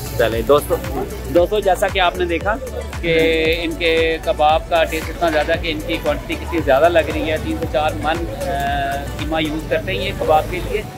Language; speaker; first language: Urdu; non-native, local second language; Northern Hindko